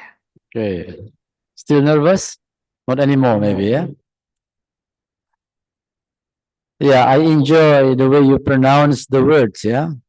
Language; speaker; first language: English; non-native, fluent; Indonesian